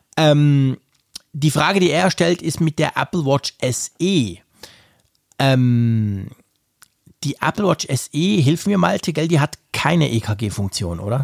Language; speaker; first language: German; native; German